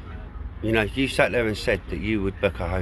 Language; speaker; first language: English; native; English